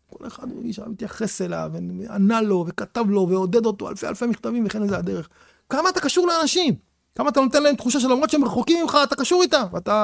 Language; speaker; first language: Hebrew; native; Hebrew